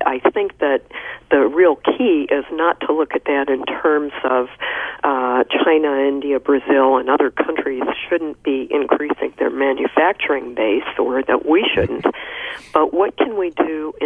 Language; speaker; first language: English; native; English